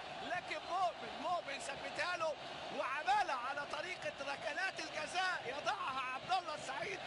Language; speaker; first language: Arabic; native; Arabic